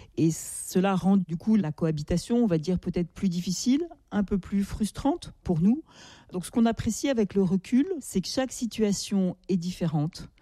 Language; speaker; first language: French; native; French